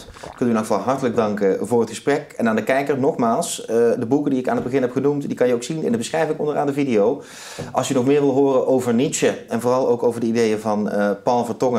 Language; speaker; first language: Dutch; native; Dutch